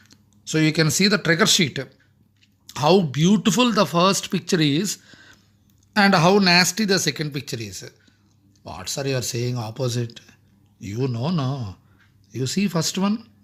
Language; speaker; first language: English; non-native, local second language; Telugu